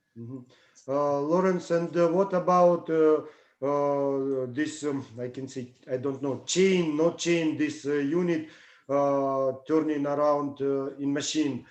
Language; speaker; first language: English; non-native, learner; Russian